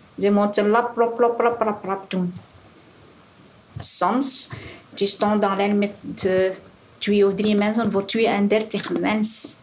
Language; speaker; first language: Dutch; non-native, learner; Arabic